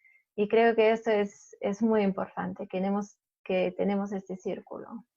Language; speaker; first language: Spanish; non-native, fluent; German